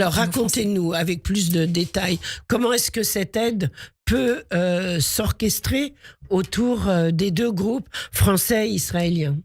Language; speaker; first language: French; native; French